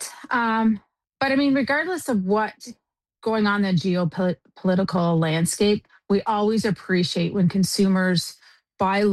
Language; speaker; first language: English; native; English